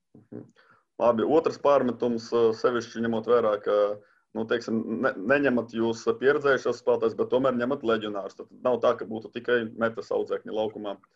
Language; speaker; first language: Latvian; native; Latvian